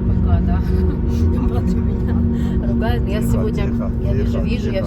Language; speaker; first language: Russian; native; Russian